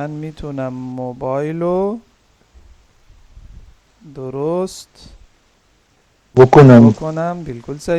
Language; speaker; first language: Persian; non-native, learner; Urdu